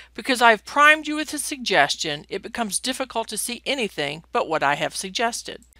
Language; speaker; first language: English; native; English